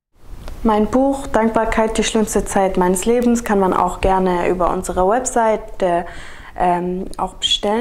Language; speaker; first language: German; early bilingual, other home language; Kurdish